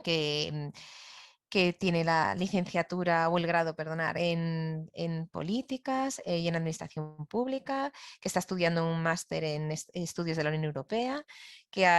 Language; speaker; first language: Spanish; native; Spanish